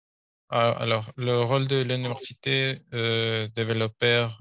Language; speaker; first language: French; non-native, learner; Spanish